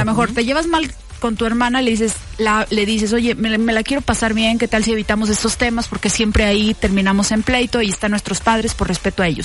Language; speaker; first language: Spanish; native; Spanish